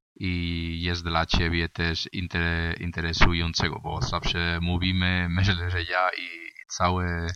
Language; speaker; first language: Polish; non-native, learner; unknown